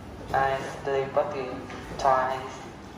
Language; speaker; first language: English; non-native, learner; Vietnamese